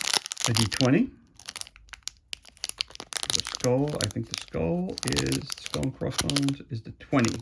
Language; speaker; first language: English; native; English